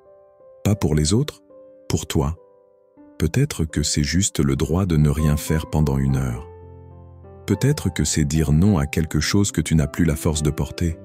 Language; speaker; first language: French; native; French